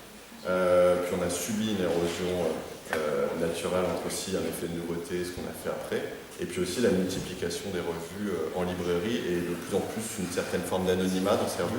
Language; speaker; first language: French; native; French